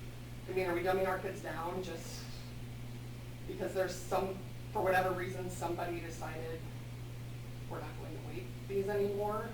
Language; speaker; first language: English; native; English